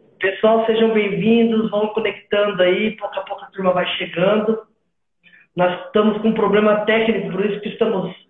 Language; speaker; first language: Portuguese; native; Portuguese